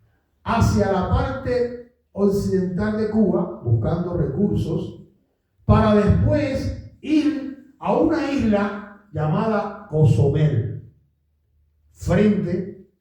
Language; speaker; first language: Spanish; native; Spanish